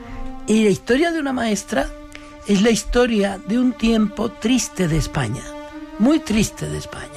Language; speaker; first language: Spanish; native; Spanish